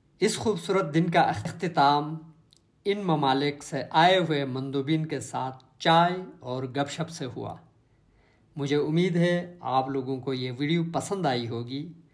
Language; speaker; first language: Urdu; non-native, local second language; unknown